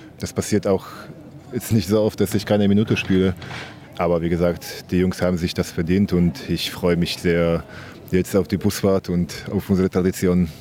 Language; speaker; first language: German; non-native, fluent; Polish